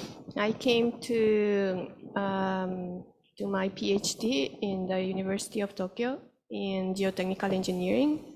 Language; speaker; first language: English; non-native, fluent; Spanish